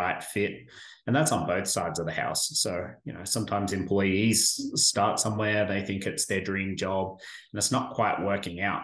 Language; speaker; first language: English; native; English